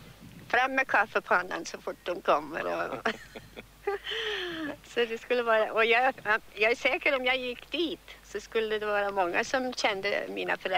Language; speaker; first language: Swedish; early bilingual, heritage; Swedish